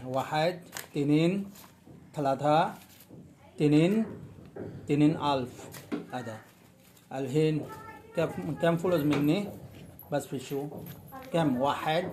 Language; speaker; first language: Arabic; non-native, learner; Bangla